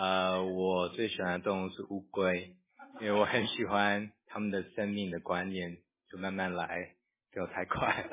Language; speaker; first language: Chinese; early bilingual, heritage; English